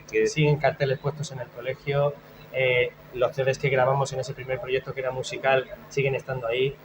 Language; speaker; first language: Spanish; native; Spanish